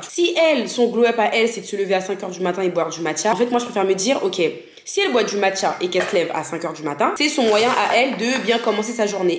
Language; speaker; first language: French; native; French